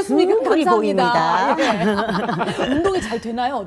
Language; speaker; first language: Korean; native; Korean